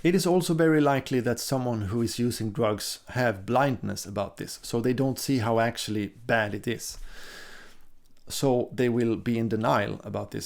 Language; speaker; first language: English; non-native, fluent; Swedish